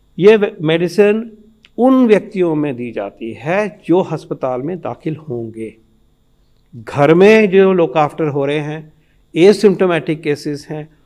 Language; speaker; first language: Hindi; native; Hindi